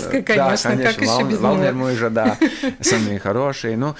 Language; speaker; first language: Russian; non-native, local second language; Latvian